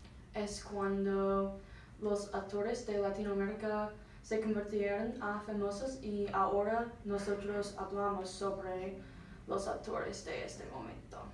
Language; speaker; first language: Spanish; non-native, learner; English